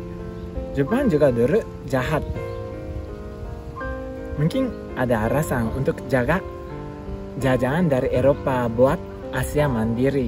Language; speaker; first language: Indonesian; non-native, learner; Japanese